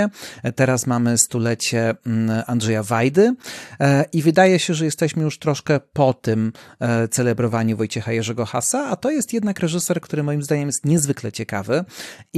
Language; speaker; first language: Polish; native; Polish